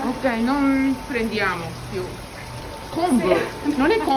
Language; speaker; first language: Italian; non-native, learner; Japanese